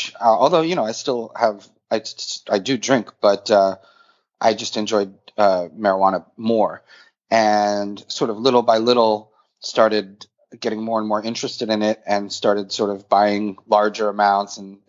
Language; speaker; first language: English; native; English